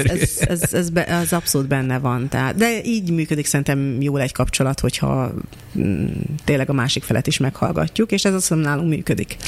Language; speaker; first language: Hungarian; early bilingual, other home language; Russian